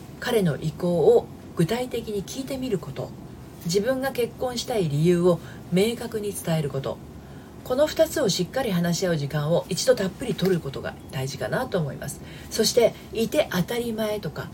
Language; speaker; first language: Japanese; native; Japanese